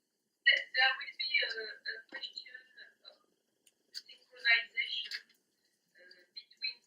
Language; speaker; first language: English; non-native, fluent; French